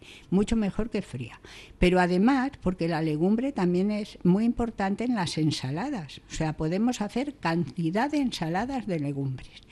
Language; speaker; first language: Spanish; native; Spanish